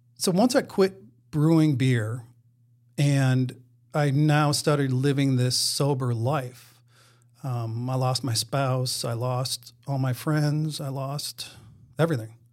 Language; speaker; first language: English; native; English